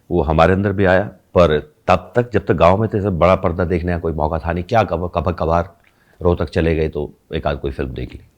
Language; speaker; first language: Hindi; native; Hindi